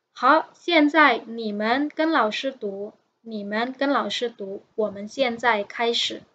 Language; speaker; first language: Chinese; non-native, fluent; Indonesian